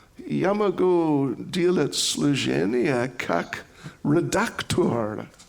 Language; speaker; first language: Russian; non-native, learner; English